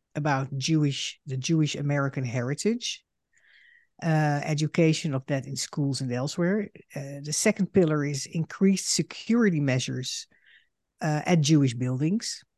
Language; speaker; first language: English; non-native, fluent; Dutch